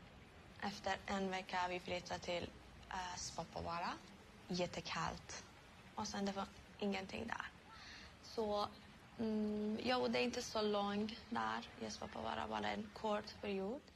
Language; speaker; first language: Swedish; non-native, learner; Persian